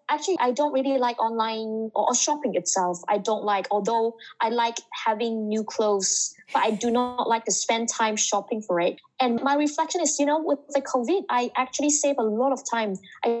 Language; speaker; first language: English; non-native, local second language; Cantonese